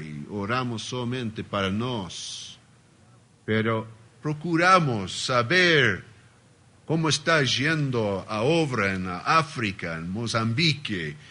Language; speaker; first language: Spanish; non-native, learner; Portuguese